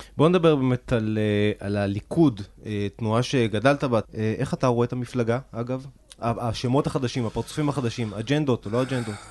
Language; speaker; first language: Hebrew; native; Hebrew